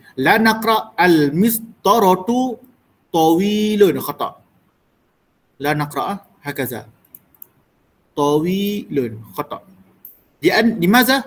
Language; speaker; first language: Arabic; non-native, fluent; Malay